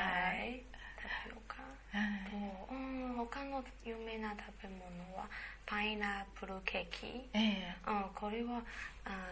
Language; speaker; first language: Japanese; non-native, learner; Chinese